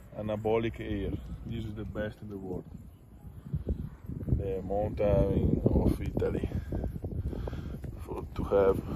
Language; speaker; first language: English; non-native, learner; Italian